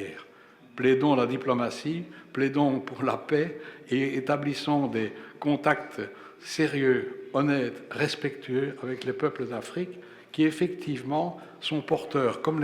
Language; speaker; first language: French; native; French